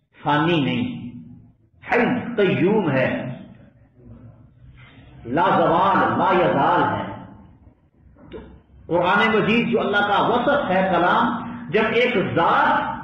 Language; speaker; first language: Urdu; native; Urdu